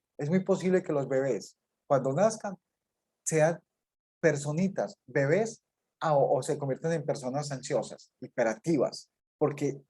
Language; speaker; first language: Spanish; native; Spanish